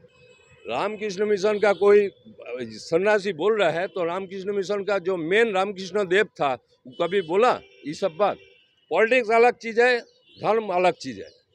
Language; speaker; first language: Hindi; non-native, local second language; Bangla